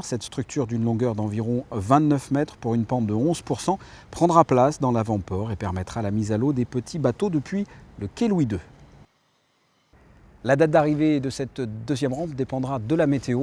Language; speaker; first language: French; native; French